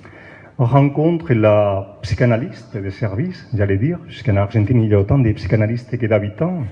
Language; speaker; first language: French; native; French